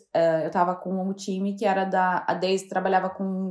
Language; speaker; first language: Portuguese; native; Portuguese